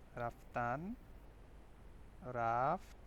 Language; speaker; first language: Persian; non-native, fluent; Urdu